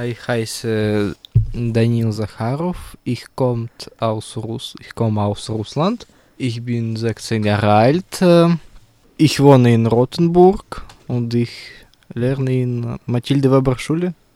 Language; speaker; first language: German; non-native, learner; Russian